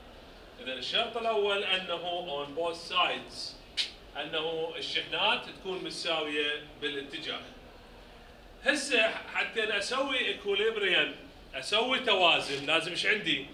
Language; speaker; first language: Arabic; native; Arabic